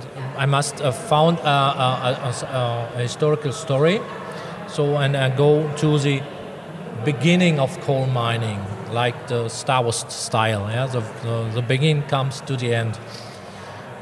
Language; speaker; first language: English; non-native, learner; German